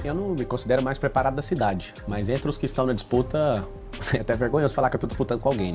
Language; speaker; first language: Portuguese; native; Portuguese